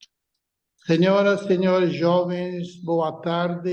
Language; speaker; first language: Portuguese; non-native, fluent; Japanese